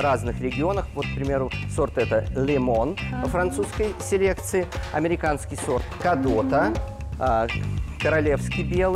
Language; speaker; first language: Russian; native; Russian